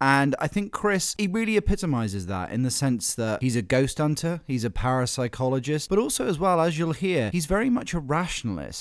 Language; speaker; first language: English; native; English